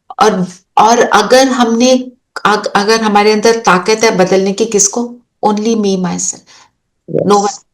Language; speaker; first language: Hindi; native; Hindi